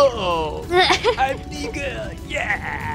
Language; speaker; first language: English; non-native, learner; Chinese